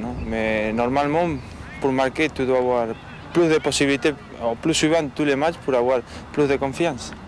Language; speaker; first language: French; non-native, fluent; Spanish